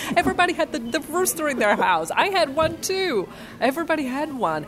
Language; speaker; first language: English; non-native, fluent; Italian